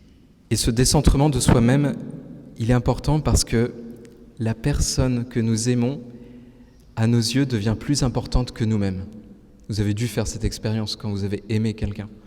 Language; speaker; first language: French; native; French